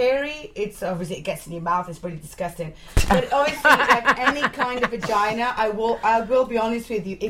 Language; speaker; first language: English; native; English